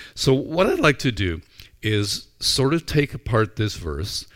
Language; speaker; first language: English; native; English